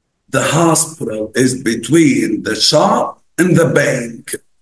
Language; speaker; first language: English; non-native, fluent; Arabic